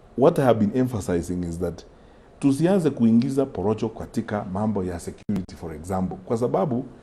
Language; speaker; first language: English; non-native, local second language; Gusii